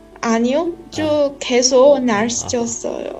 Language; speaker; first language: Korean; non-native, learner; Chinese